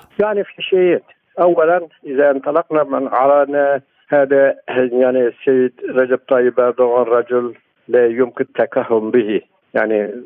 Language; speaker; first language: Arabic; non-native, fluent; Turkish